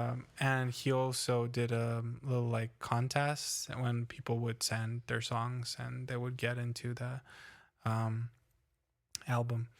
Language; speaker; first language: English; non-native, fluent; Ukrainian